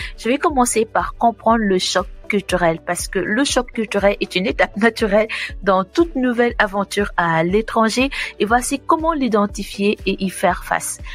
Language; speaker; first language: French; non-native, local second language; Wolof